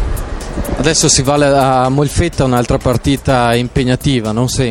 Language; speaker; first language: Italian; native; Italian